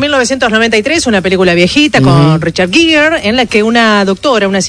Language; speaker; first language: Spanish; native; Spanish